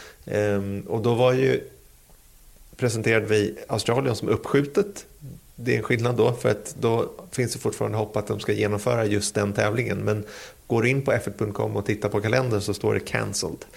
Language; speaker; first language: Swedish; native; Swedish